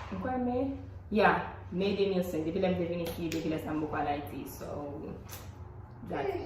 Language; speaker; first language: Haitian Creole; early bilingual, heritage; Haitian Creole